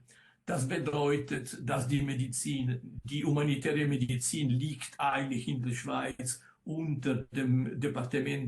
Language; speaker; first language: German; non-native, local second language; Italian